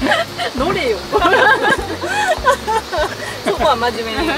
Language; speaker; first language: Japanese; native; Japanese